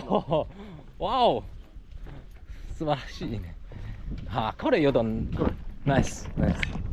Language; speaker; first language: Japanese; non-native, learner; Chinese